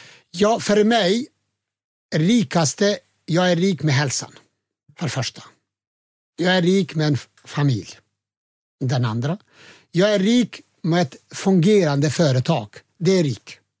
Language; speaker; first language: Swedish; non-native, fluent; Albanian